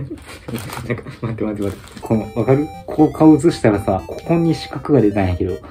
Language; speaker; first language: Japanese; native; Japanese